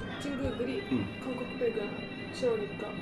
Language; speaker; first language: Korean; non-native, learner; Japanese